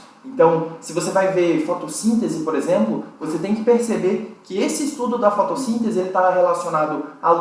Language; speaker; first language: Portuguese; native; Portuguese